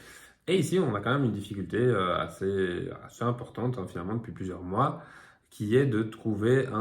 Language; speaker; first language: French; native; French